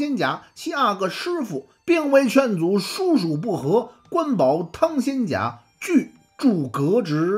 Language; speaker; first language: Chinese; native; Chinese